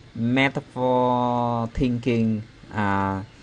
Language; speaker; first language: English; non-native, fluent; Vietnamese